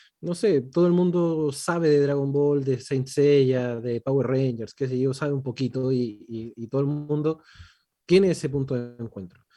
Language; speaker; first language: Spanish; native; Spanish